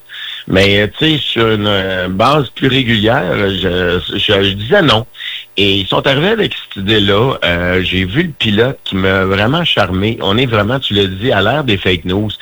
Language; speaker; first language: French; native; French